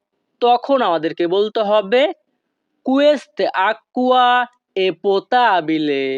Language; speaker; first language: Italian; non-native, fluent; Bangla